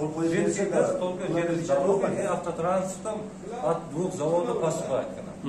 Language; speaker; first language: Russian; non-native, local second language; Uzbek